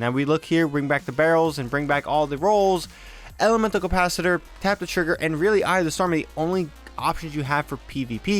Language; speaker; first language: English; native; English